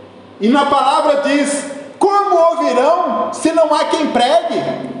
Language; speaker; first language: Portuguese; native; Portuguese